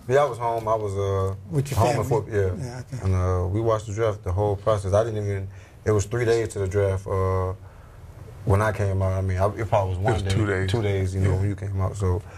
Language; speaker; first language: English; native; English